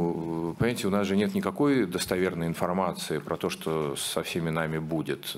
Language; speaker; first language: Russian; native; Russian